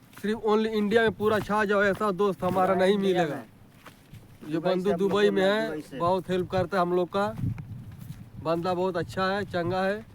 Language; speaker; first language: Hindi; non-native, learner; Bangla